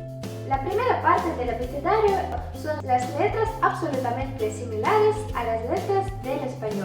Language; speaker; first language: Spanish; non-native, fluent; Russian